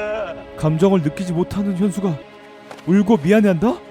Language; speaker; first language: Korean; native; Korean